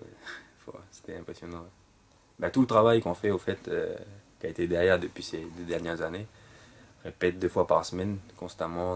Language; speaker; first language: French; native; French